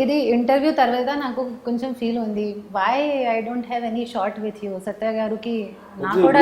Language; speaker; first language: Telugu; non-native, learner; Hindi